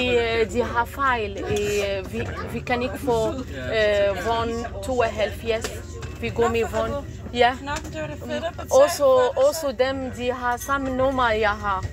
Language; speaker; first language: Danish; non-native, learner; Arabic